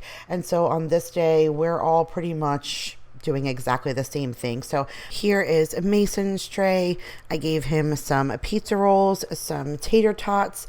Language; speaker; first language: English; native; English